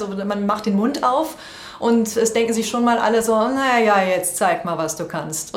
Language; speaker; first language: German; native; German